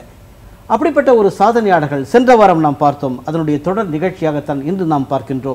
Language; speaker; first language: Tamil; native; Tamil